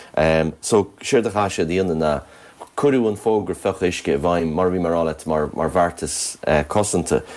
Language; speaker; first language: Irish; native; Irish